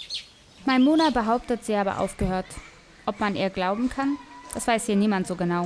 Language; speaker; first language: German; native; German